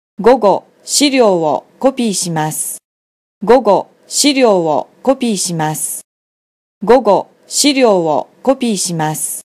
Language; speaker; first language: Japanese; non-native, fluent; Vietnamese